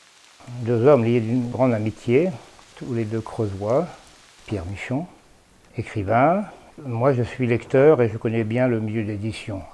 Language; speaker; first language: French; native; French